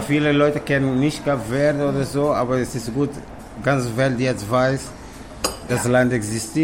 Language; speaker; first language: German; non-native, learner; Kabuverdianu